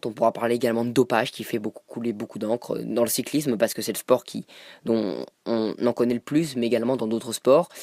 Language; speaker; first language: French; native; French